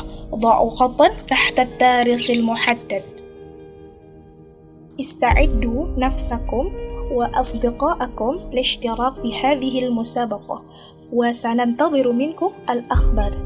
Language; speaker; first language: Arabic; non-native, fluent; Indonesian